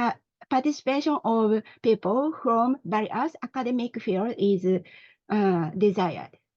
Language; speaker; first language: English; non-native, learner; Japanese